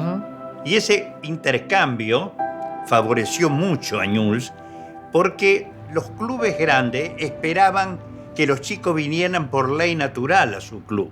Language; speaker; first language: Spanish; native; Spanish